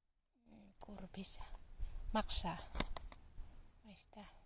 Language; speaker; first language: Finnish; non-native, learner; Thai